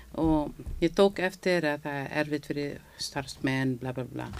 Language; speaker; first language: Icelandic; non-native, fluent; Filipino